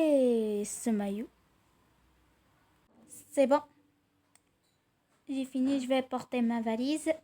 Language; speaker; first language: French; non-native, learner; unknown